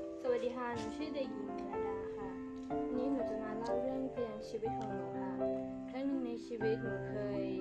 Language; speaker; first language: Thai; non-native, local second language; S'gaw Karen